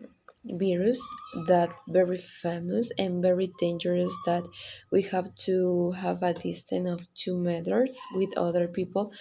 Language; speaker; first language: English; non-native, learner; Spanish